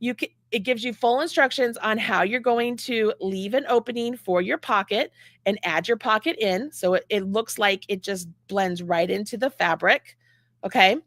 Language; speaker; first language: English; native; English